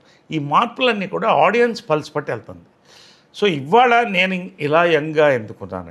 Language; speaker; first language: Telugu; native; Telugu